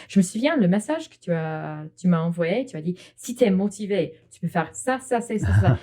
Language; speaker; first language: French; non-native, fluent; English